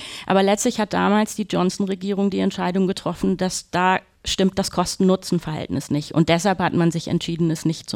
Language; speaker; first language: German; native; German